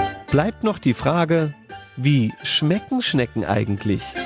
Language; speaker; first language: German; native; German